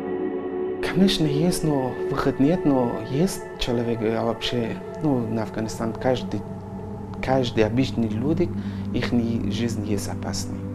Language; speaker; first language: Russian; non-native, learner; Persian